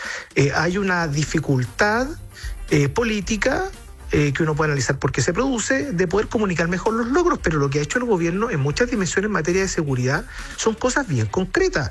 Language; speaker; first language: Spanish; native; Spanish